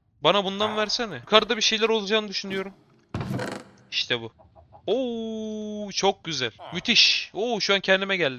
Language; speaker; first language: Turkish; native; Turkish